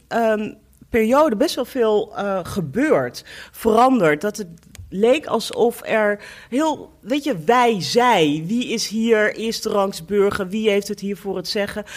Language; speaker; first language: Dutch; native; Dutch